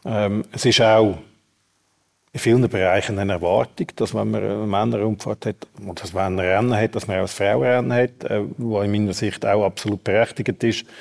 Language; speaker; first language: German; native; German